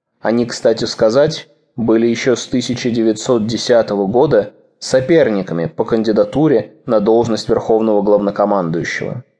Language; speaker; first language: Russian; native; Russian